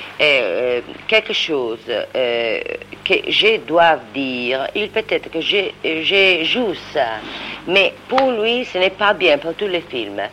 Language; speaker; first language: French; non-native, learner; Italian